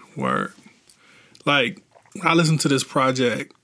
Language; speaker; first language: English; native; English